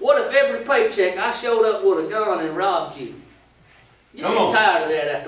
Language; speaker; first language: English; native; English